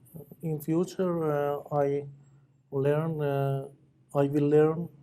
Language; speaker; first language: English; non-native, learner; Persian